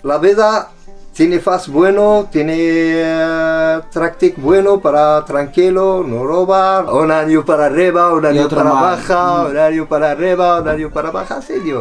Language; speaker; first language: Spanish; non-native, learner; Arabic